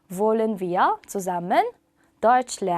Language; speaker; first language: German; non-native, fluent; Korean